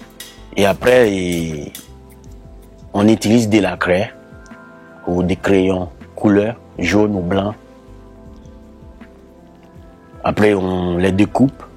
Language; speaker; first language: French; non-native, local second language; Haitian Creole